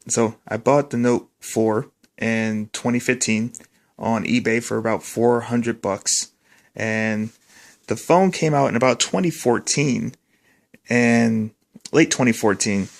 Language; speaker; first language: English; native; English